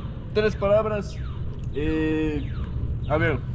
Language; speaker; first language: Spanish; non-native, learner; French